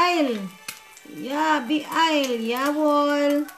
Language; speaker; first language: German; non-native, learner; Cebuano